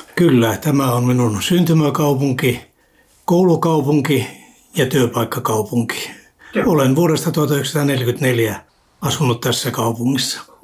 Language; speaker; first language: Finnish; native; Finnish